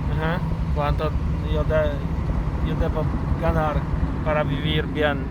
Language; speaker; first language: Spanish; non-native, learner; Polish